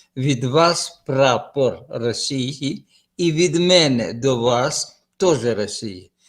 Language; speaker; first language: Ukrainian; native; Ukrainian